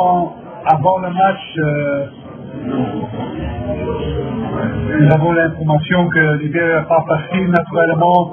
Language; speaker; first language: French; non-native, fluent; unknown